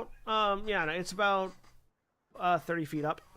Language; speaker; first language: English; native; English